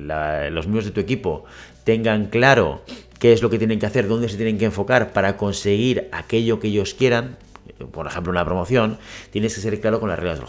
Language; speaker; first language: Spanish; native; Spanish